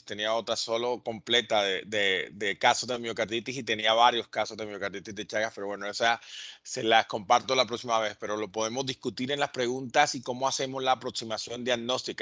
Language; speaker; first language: Spanish; native; Spanish